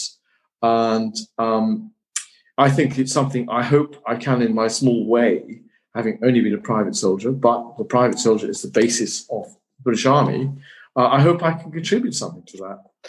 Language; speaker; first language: English; native; English